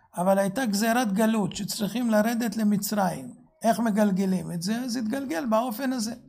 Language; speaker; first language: Hebrew; native; Hebrew